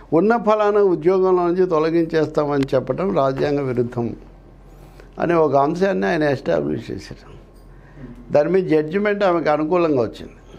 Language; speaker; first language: Telugu; native; Telugu